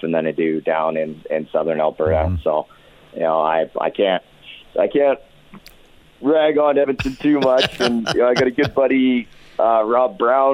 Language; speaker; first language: English; native; English